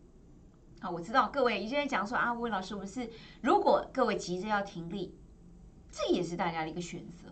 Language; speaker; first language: Chinese; native; Chinese